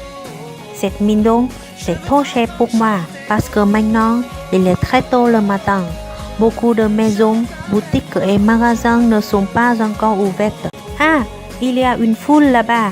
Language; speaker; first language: French; non-native, learner; Vietnamese